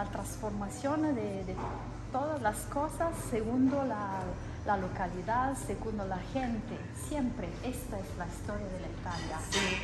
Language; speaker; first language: Spanish; non-native, fluent; Italian